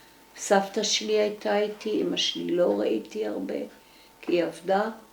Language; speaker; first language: Hebrew; early bilingual, other home language; Dutch